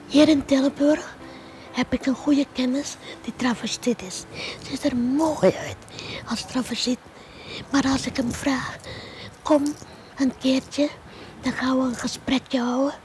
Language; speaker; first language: Dutch; non-native, local second language; Papiamento